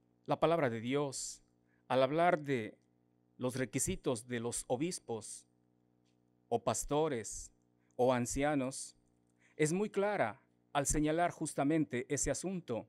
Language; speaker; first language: Spanish; native; Spanish